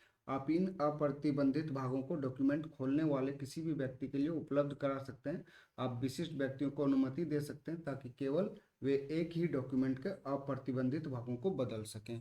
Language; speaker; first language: Hindi; native; Hindi